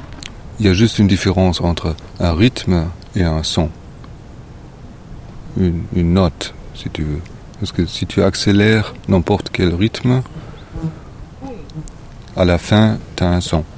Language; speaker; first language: French; non-native, fluent; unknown